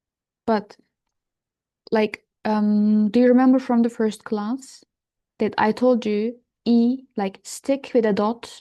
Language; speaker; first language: English; non-native, fluent; Turkish